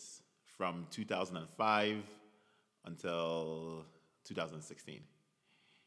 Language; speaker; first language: English; non-native, local second language; Igbo